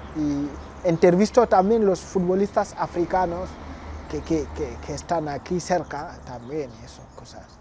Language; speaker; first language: Spanish; non-native, fluent; Wolof